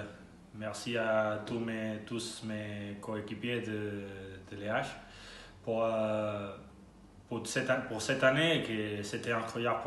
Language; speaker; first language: French; non-native, learner; Spanish